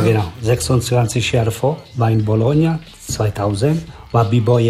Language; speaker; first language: German; non-native, learner; Italian